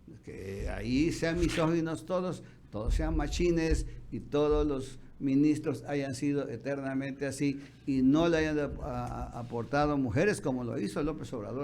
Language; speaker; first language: Spanish; native; Spanish